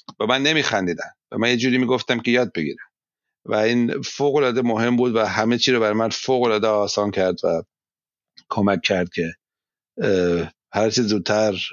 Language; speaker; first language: Persian; native; Persian